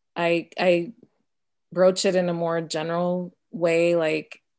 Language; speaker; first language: English; early bilingual, other home language; Spanish